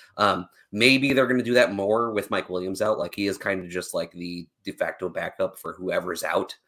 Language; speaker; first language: English; native; English